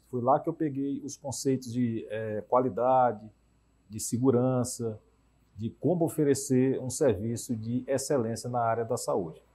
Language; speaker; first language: Portuguese; native; Portuguese